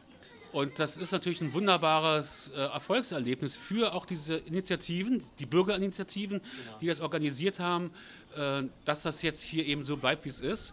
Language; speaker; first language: German; native; German